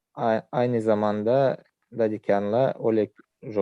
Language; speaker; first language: Turkish; non-native, fluent; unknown